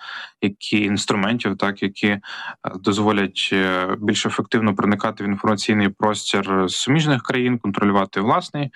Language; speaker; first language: Ukrainian; native; Ukrainian